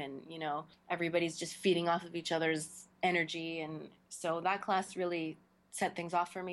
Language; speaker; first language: English; native; English